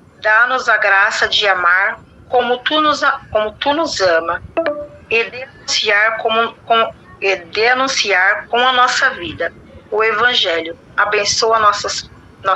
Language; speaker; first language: Portuguese; native; Portuguese